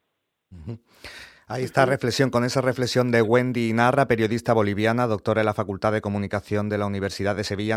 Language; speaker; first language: Spanish; native; Spanish